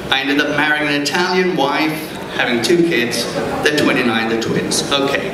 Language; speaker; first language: English; early bilingual, other home language; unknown